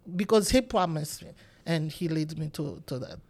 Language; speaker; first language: English; non-native, learner; Haitian Creole